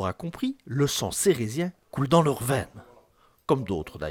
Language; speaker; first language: French; native; French